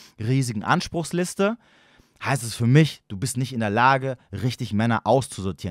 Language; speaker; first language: German; native; German